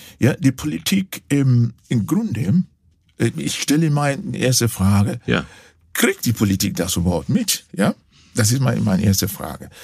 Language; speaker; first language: German; non-native, fluent; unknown